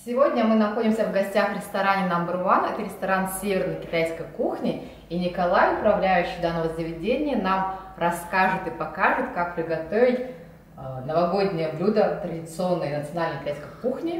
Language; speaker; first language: Russian; native; Russian